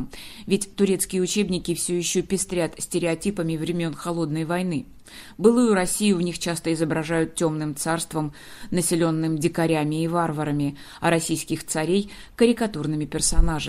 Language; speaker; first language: Russian; native; Russian